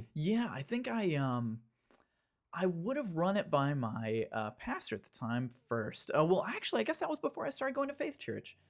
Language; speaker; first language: English; native; English